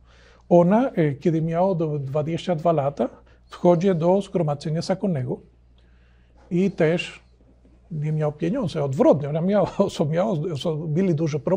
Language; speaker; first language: Polish; non-native, learner; Spanish